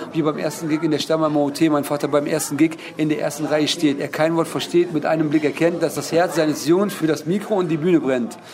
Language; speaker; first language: German; early bilingual, other home language; Turkish